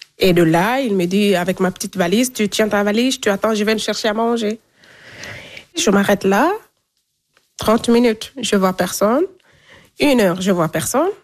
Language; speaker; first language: French; non-native, local second language; Fula